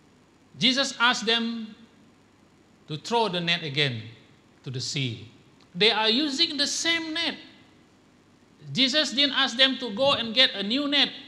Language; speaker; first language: English; non-native, local second language; Malay